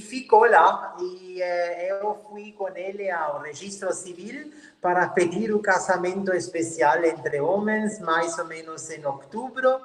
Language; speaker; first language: Portuguese; non-native, learner; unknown